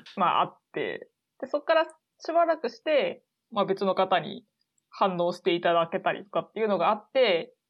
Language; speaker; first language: Japanese; native; Japanese